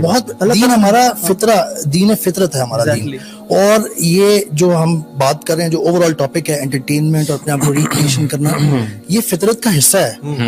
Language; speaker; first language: Urdu; native; Urdu